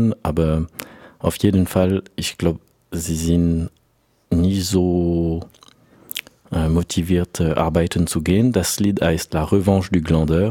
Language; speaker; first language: German; non-native, learner; French